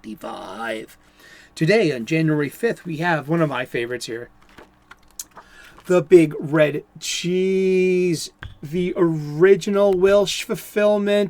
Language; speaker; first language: English; native; English